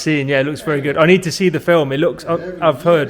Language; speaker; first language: English; native; English